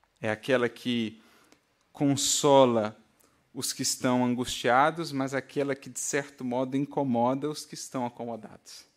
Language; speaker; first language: Portuguese; native; Portuguese